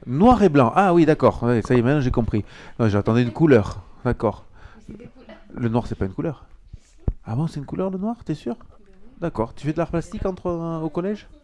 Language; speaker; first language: French; native; French